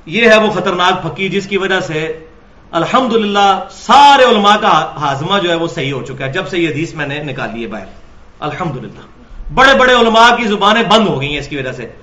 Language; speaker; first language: Urdu; non-native, local second language; Punjabi